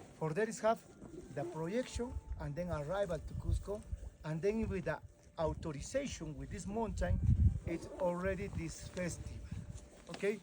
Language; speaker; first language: English; non-native, learner; Spanish